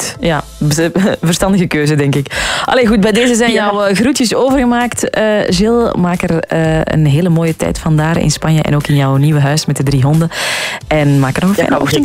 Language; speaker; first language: Dutch; native; Dutch